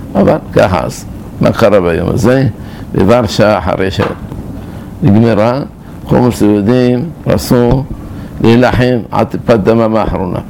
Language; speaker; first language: Hebrew; early bilingual, other home language; Arabic